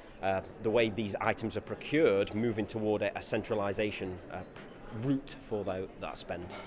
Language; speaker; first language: English; native; English